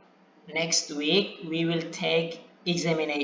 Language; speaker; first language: English; non-native, learner; Indonesian